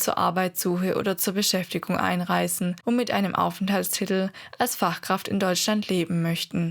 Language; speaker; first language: German; native; German